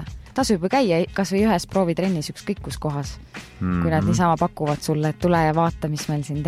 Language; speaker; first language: Estonian; native; Estonian